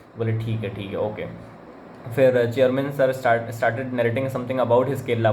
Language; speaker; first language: Hindi; native; Hindi